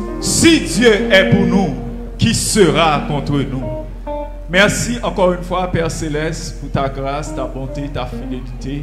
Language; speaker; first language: French; non-native, local second language; Haitian Creole